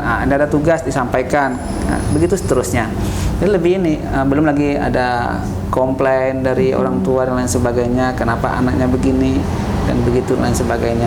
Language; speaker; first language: Indonesian; native; Indonesian